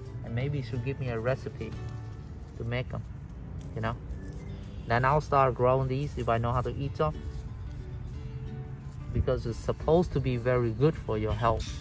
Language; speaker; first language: English; non-native, fluent; Vietnamese